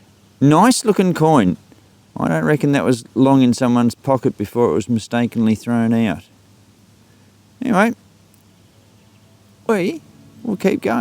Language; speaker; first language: English; native; English